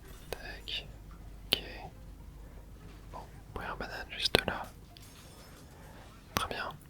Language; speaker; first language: French; native; French